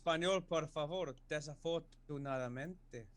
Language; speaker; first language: Spanish; non-native, learner; English